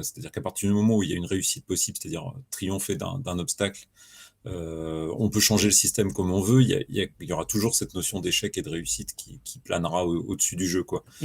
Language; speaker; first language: French; native; French